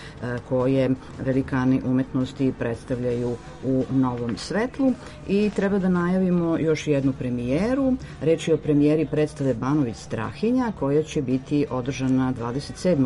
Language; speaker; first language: Serbian; native; Serbian